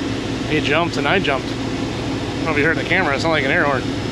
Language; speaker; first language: English; native; English